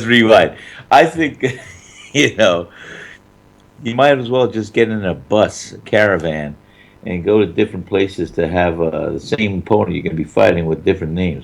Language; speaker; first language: English; native; English